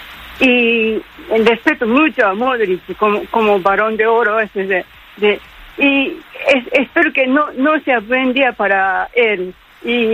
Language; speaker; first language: Spanish; non-native, learner; Japanese